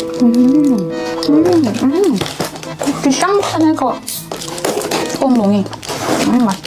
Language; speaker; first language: Chinese; non-native, learner; Korean